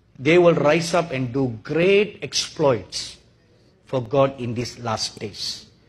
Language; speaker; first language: English; non-native, local second language; Tamil